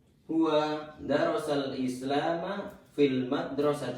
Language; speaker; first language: Arabic; non-native, learner; Indonesian